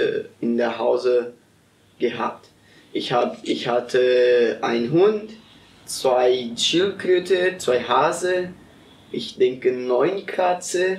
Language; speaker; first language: German; non-native, learner; Portuguese